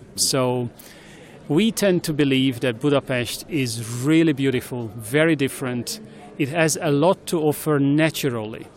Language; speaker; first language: English; non-native, fluent; Hungarian